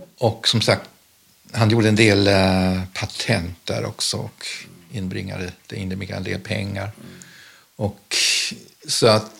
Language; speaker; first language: Swedish; early bilingual, other home language; German